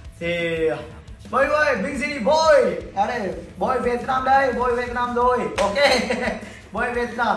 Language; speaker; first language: Vietnamese; non-native, learner; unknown